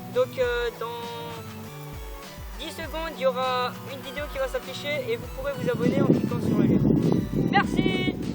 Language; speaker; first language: French; native; French